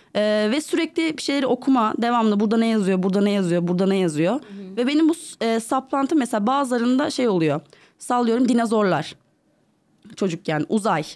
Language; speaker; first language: Turkish; native; Turkish